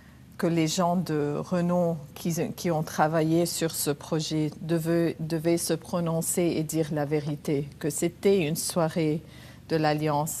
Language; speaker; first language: French; non-native, local second language; Arabic